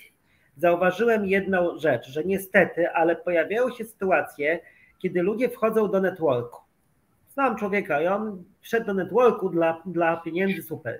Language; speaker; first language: Polish; native; Polish